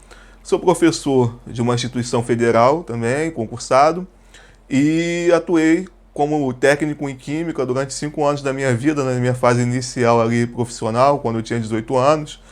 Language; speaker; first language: Portuguese; native; Portuguese